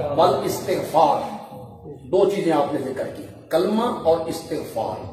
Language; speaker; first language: Urdu; non-native, local second language; Punjabi